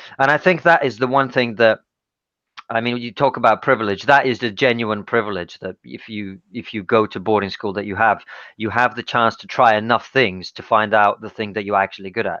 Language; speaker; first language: English; non-native, fluent; Russian